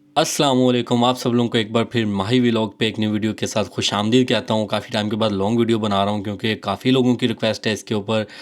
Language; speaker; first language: Urdu; non-native, local second language; Punjabi